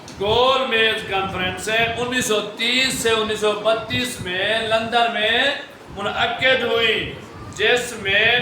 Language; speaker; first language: Urdu; non-native, local second language; Punjabi